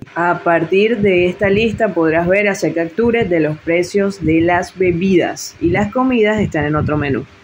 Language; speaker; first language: Spanish; native; Spanish